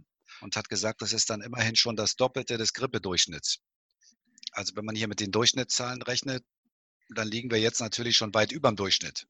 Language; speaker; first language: German; native; German